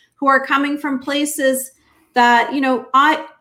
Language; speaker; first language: English; native; English